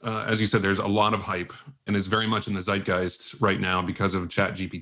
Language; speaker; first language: English; native; English